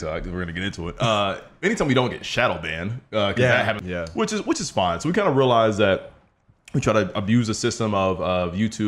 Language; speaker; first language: English; native; English